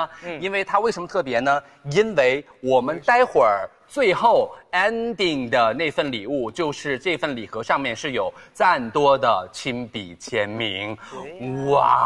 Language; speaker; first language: Chinese; native; Chinese